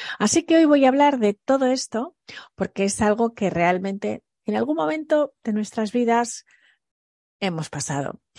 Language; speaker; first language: Spanish; early bilingual, other home language; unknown